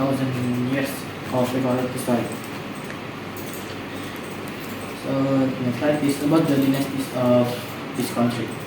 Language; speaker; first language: English; non-native, learner; Indonesian